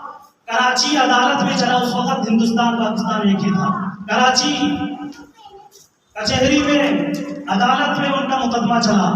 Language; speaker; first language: Urdu; native; Urdu